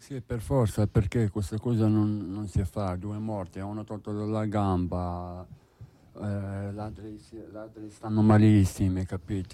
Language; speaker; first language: Italian; non-native, learner; Arabic